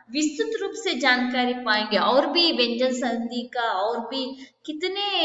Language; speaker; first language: Hindi; non-native, local second language; Kannada